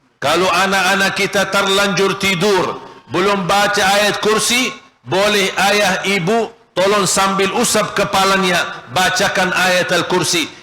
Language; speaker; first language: Malay; non-native, fluent; Arabic